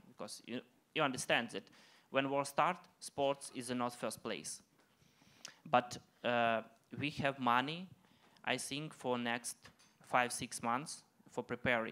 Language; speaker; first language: English; non-native, learner; Ukrainian